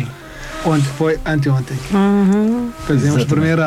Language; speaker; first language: Portuguese; non-native, learner; Arabic